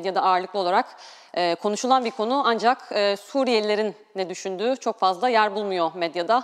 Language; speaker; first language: Turkish; native; Turkish